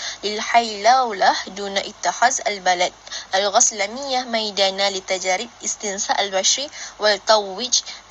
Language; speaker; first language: Arabic; non-native, learner; Malay